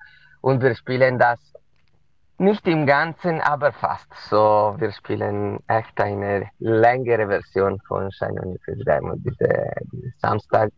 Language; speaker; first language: German; non-native, local second language; Italian